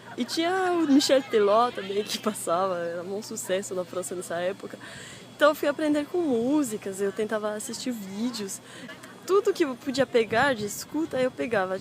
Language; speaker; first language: Portuguese; non-native, fluent; French